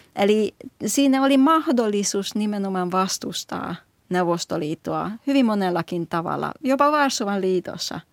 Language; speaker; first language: Finnish; non-native, fluent; Hungarian